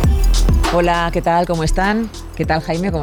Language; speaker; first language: Spanish; native; Spanish